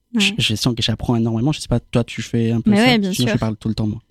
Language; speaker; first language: French; non-native, fluent; Spanish